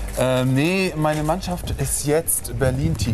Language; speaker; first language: German; native; German